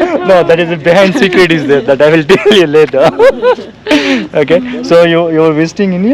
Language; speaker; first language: English; non-native, local second language; Telugu